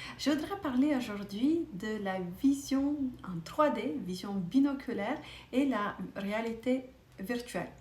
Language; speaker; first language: French; non-native, fluent; Russian